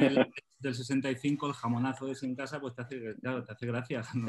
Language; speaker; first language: Spanish; native; Spanish